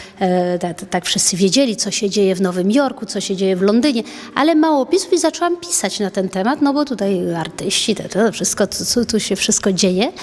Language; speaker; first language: Polish; early bilingual, heritage; French